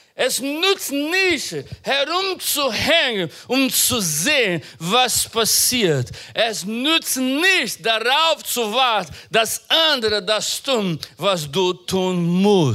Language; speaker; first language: German; non-native, fluent; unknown